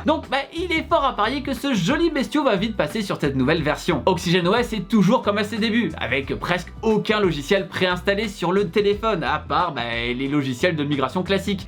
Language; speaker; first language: French; native; French